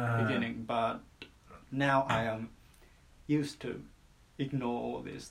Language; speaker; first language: English; non-native, fluent; Japanese